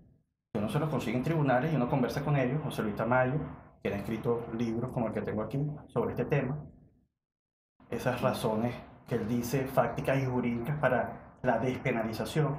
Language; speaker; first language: Spanish; native; Spanish